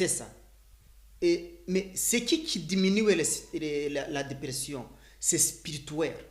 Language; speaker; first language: French; non-native, learner; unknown